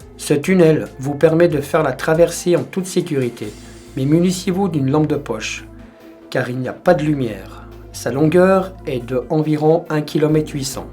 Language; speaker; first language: French; native; French